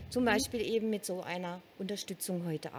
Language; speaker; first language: German; native; German